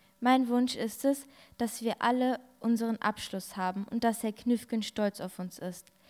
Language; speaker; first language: German; early bilingual, other home language; Turkish